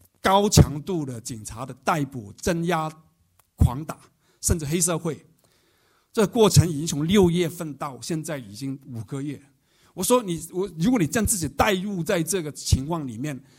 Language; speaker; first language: Chinese; non-native, local second language; Cantonese